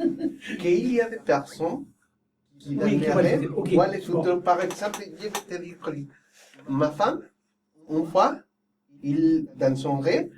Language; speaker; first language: French; non-native, fluent; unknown